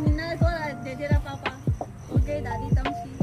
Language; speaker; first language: Chinese; non-native, learner; Filipino